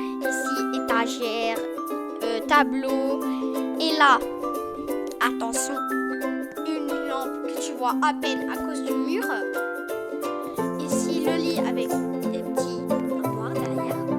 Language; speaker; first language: French; native; French